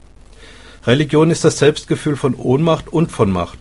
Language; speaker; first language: German; native; German